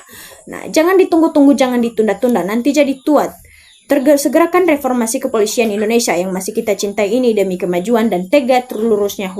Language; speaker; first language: Indonesian; native; Indonesian